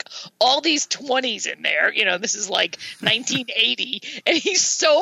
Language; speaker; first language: English; native; English